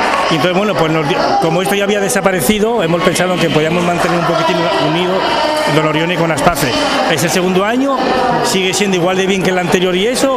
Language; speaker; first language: Spanish; native; Spanish